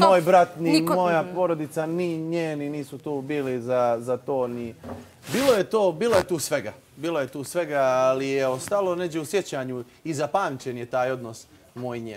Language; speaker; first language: Serbian; native; Serbian